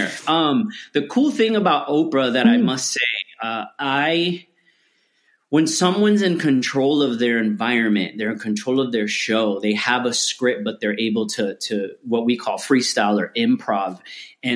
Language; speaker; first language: English; early bilingual, other home language; Spanish